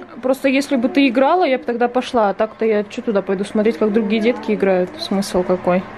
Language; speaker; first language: Russian; native; Russian